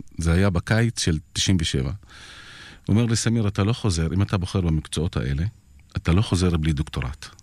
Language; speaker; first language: Hebrew; non-native, local second language; Arabic